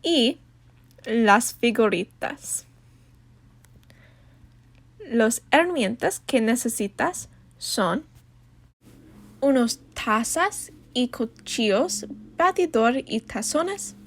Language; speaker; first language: Spanish; non-native, learner; English